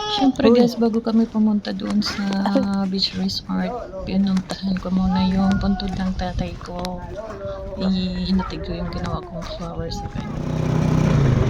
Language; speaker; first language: Filipino; non-native, local second language; Waray